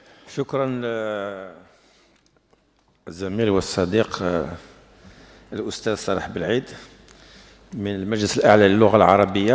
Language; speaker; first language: Arabic; non-native, local second language; Kabyle